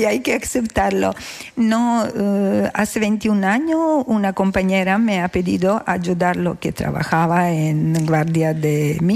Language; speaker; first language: Spanish; non-native, learner; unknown